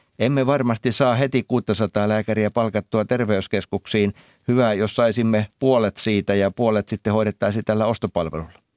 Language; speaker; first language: Finnish; native; Finnish